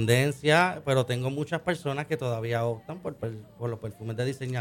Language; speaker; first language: Spanish; native; Spanish